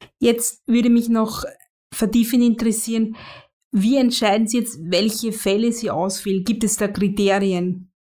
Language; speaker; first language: German; native; German